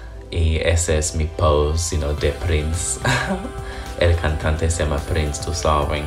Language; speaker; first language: Spanish; non-native, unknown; English